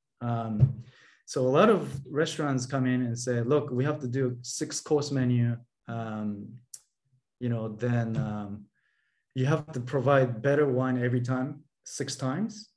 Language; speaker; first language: English; non-native, fluent; Japanese